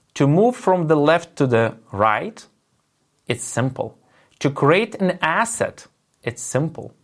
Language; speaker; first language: English; non-native, fluent; Lithuanian